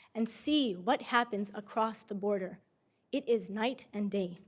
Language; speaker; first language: English; native; English